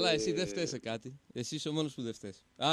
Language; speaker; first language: Greek; native; Greek